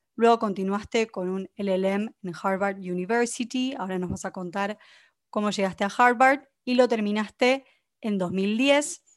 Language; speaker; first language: Spanish; native; Spanish